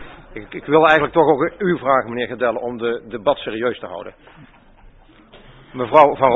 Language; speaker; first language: Dutch; native; Dutch